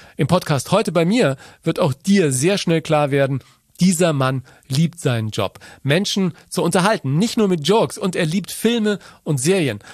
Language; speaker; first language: German; native; German